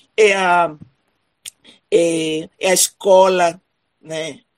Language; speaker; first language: Portuguese; non-native, fluent; Spanish